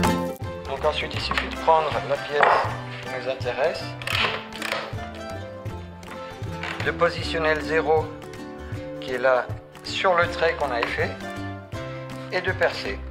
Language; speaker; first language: French; native; French